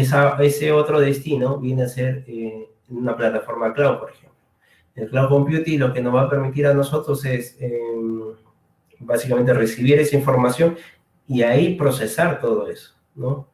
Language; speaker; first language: Spanish; native; Spanish